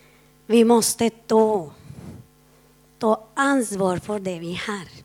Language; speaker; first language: Swedish; non-native, fluent; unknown